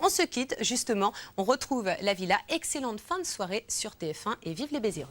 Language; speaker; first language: French; native; French